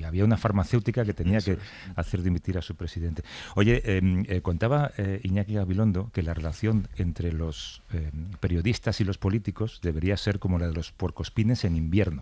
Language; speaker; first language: Spanish; native; Spanish